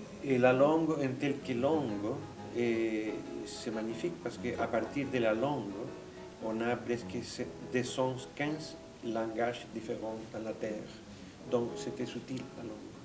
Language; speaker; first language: French; non-native, fluent; Spanish